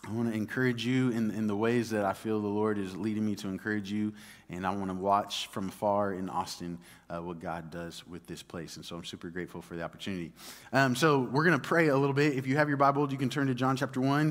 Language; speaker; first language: English; native; English